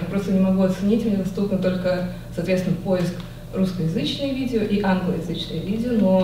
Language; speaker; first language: Russian; native; Russian